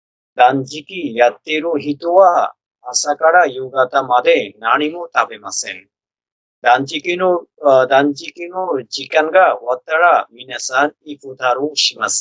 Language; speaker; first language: Japanese; non-native, learner; Bangla